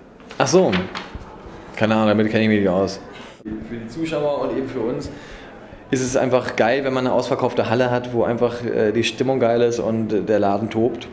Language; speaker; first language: German; native; German